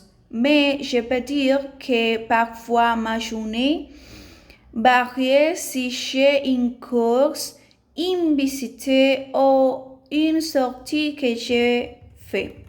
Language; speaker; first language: French; non-native, learner; Spanish